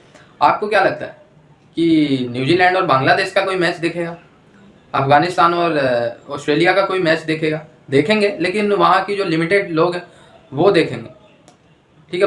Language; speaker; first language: Hindi; native; Hindi